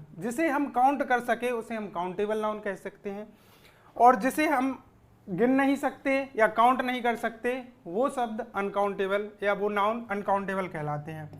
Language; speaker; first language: Hindi; native; Hindi